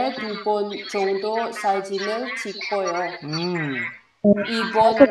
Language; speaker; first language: Korean; non-native, learner; Indonesian